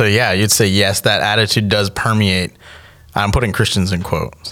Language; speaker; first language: English; native; English